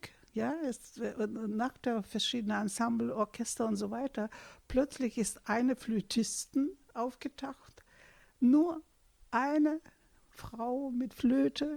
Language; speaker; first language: German; non-native, fluent; Russian